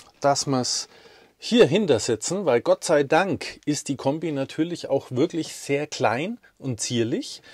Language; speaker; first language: German; native; German